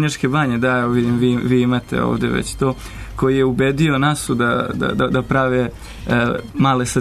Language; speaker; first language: Serbian; native; Serbian